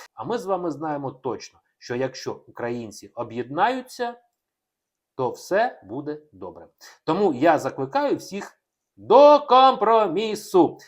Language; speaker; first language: Ukrainian; non-native, local second language; Russian